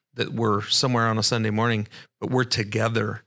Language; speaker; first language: English; native; English